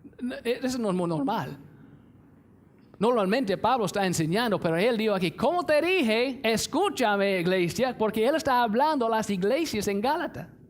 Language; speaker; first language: Spanish; non-native, fluent; English